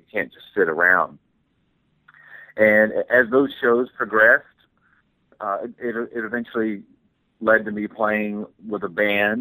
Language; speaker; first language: English; native; English